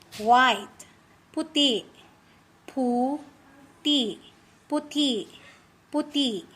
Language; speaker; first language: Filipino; non-native, local second language; Iloko